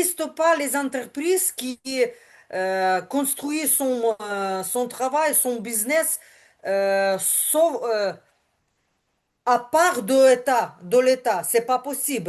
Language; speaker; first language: French; non-native, learner; Ukrainian